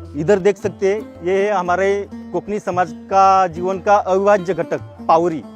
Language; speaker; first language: Hindi; non-native, local second language; Kukna